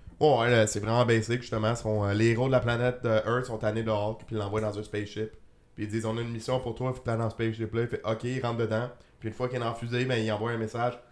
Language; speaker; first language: French; native; French